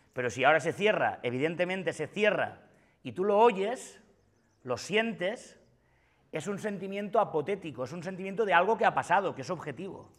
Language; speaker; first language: Spanish; non-native, local second language; Catalan